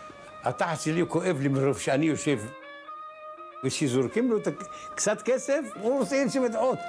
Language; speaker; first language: Hebrew; non-native, local second language; Arabic